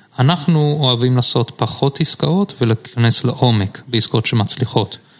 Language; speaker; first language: Hebrew; early bilingual, heritage; Hebrew